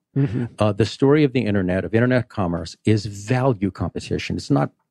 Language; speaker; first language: English; native; English